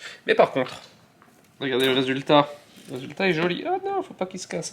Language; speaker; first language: French; native; French